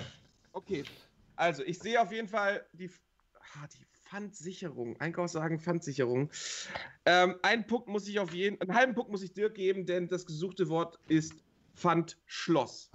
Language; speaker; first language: German; native; German